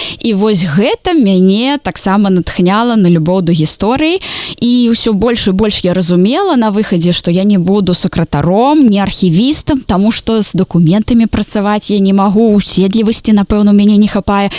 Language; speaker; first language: Belarusian; native; Belarusian